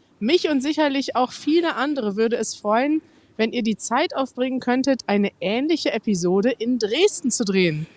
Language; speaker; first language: German; native; German